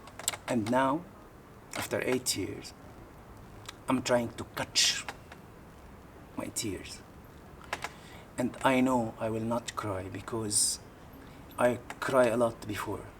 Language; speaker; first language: English; non-native, learner; Arabic